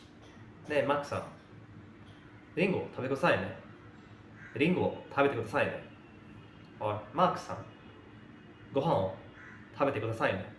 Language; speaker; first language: Japanese; non-native, fluent; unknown